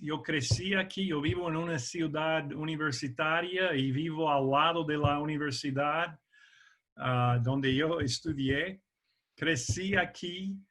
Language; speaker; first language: Spanish; non-native, fluent; English